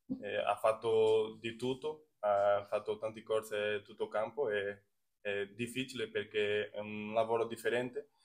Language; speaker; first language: Italian; non-native, learner; Portuguese